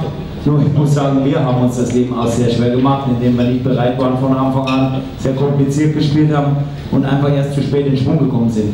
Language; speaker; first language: German; native; German